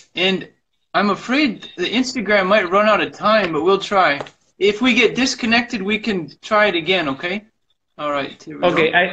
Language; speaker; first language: English; native; English